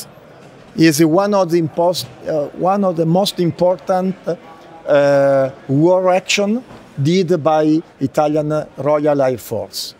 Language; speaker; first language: English; non-native, learner; Italian